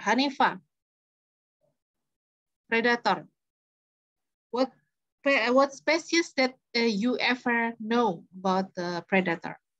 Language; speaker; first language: English; non-native, fluent; Indonesian